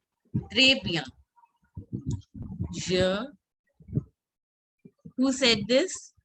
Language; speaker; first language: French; non-native, fluent; Hindi